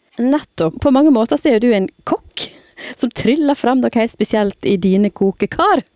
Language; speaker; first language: Norwegian; native; Norwegian